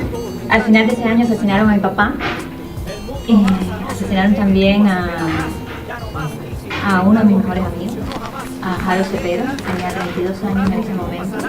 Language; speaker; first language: Spanish; native; Spanish